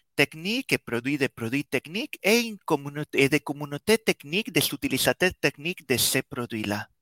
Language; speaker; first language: French; non-native, fluent; Spanish